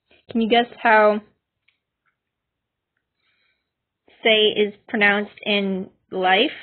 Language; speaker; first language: English; native; English